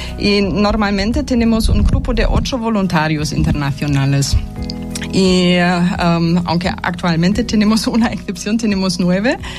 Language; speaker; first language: Spanish; non-native, fluent; German